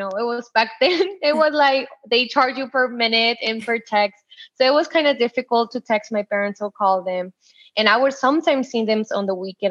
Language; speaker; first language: English; non-native, fluent; Spanish